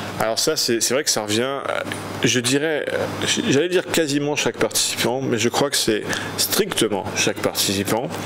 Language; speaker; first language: French; native; French